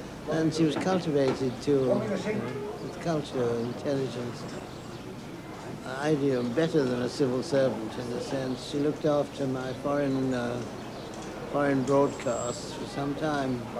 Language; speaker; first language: English; native; English